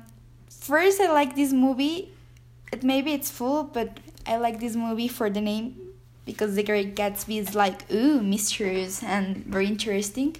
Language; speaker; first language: English; non-native, learner; Spanish